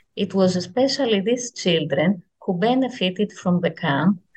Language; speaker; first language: English; non-native, fluent; Greek